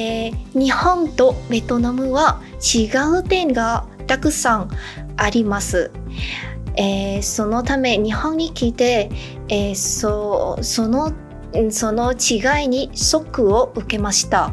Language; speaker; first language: Japanese; non-native, fluent; Vietnamese